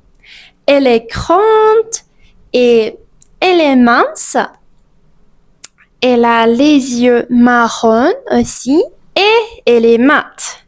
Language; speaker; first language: French; non-native, fluent; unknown